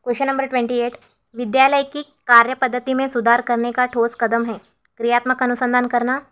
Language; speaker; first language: Hindi; non-native, local second language; Kannada